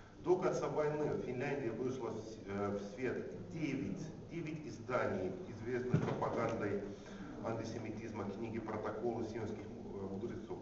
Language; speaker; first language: Russian; non-native, fluent; Finnish